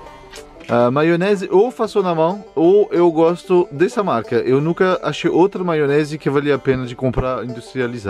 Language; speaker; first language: Portuguese; non-native, fluent; French